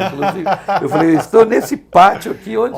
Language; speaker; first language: Portuguese; native; Portuguese